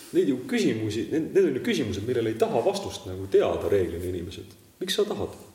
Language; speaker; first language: Estonian; native; Estonian